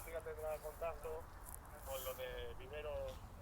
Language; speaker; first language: Spanish; native; Spanish